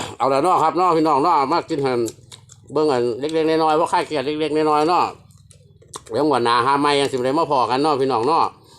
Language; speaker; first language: Thai; native; Thai